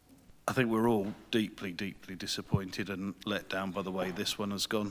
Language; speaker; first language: English; native; English